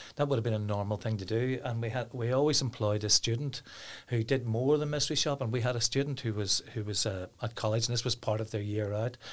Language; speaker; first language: English; native; English